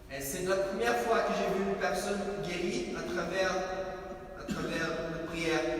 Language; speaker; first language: French; non-native, fluent; Portuguese